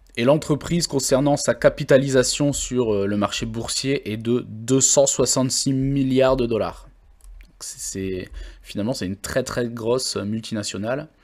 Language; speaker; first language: French; native; French